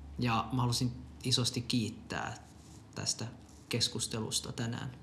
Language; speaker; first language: Finnish; non-native, local second language; Swedish